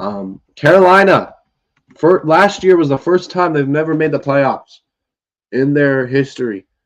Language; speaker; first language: English; native; English